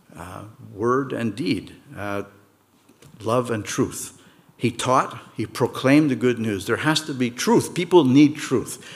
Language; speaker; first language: English; native; English